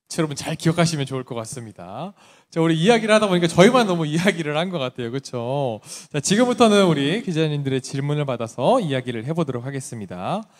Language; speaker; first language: Korean; native; Korean